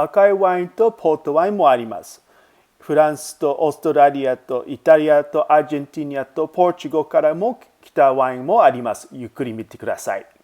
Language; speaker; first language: Japanese; non-native, learner; English